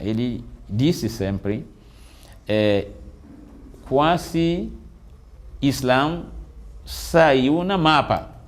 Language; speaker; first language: Portuguese; non-native, fluent; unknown